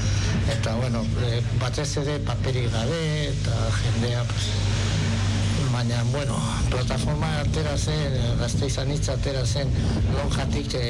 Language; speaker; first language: Basque; non-native, local second language; Spanish